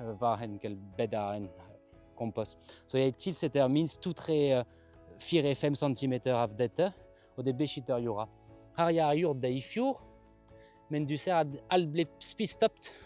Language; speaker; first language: Norwegian; non-native, fluent; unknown